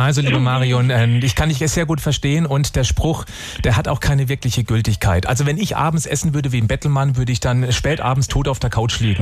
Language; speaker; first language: German; native; German